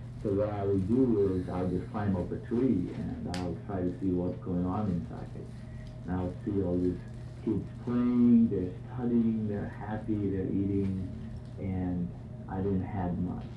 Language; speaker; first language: English; non-native, local second language; Bangla